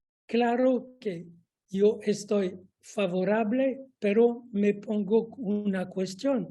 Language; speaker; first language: Spanish; non-native, fluent; French